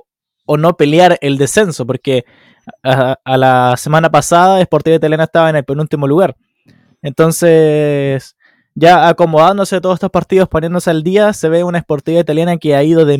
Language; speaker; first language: Spanish; native; Spanish